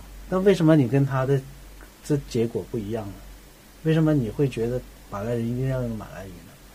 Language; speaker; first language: Chinese; native; Chinese